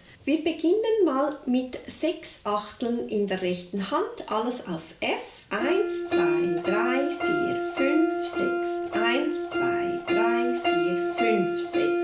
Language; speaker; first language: German; native; German